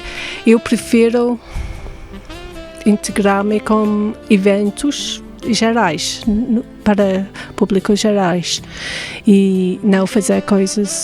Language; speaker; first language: Portuguese; non-native, fluent; English